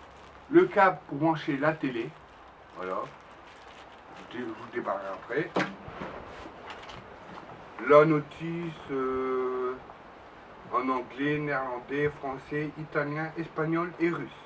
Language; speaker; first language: French; native; French